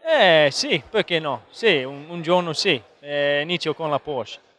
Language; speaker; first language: Italian; non-native, fluent; English